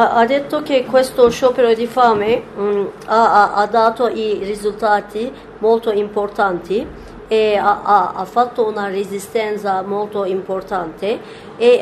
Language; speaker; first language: Italian; non-native, fluent; Turkish